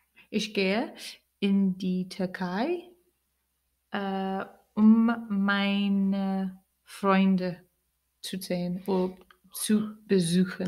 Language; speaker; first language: German; non-native, learner; English